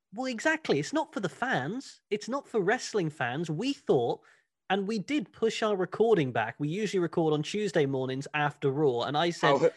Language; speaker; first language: English; native; English